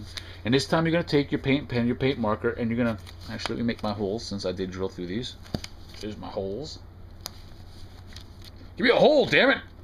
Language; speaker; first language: English; native; English